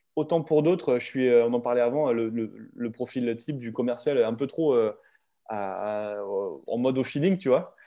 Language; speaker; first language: French; native; French